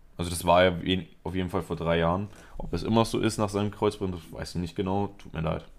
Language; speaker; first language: German; early bilingual, other home language; Spanish